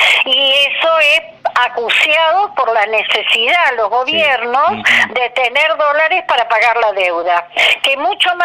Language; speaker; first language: Spanish; native; Spanish